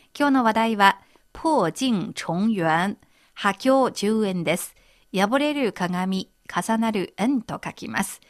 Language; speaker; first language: Japanese; non-native, fluent; Chinese